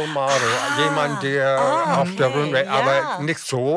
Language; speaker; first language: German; non-native, fluent; English